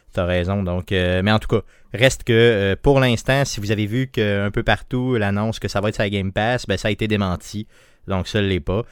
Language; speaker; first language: French; native; French